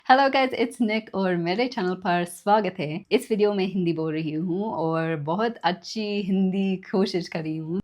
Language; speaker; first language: Hindi; non-native, learner; English